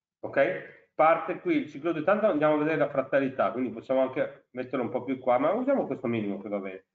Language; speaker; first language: Italian; native; Italian